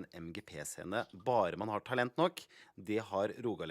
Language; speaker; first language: Norwegian; native; Norwegian